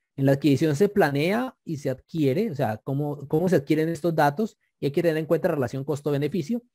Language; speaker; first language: Spanish; native; Spanish